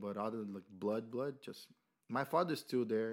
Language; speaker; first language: English; non-native, fluent; Portuguese